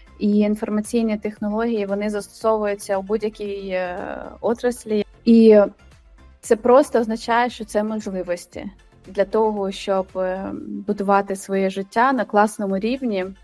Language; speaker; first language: Ukrainian; non-native, local second language; Russian